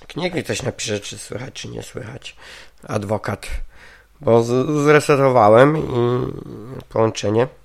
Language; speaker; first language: Polish; native; Polish